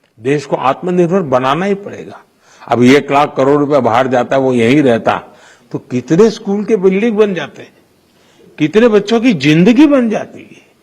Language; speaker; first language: Hindi; non-native, local second language; Gujarati